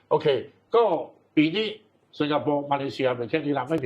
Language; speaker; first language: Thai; non-native, learner; Cantonese